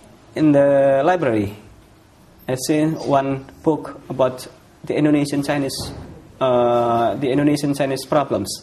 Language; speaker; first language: English; non-native, fluent; Indonesian